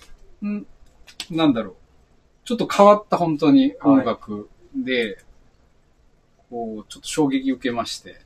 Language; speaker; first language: Japanese; native; Japanese